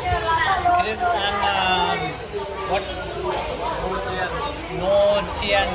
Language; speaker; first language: English; non-native, learner; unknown